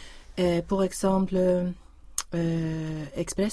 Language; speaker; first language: French; non-native, learner; Swedish